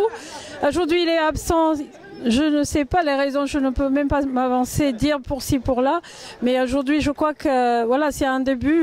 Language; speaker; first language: French; non-native, fluent; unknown